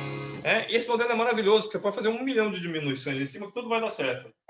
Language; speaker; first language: Portuguese; native; Portuguese